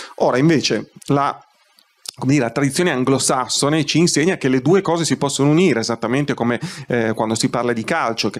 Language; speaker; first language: Italian; native; Italian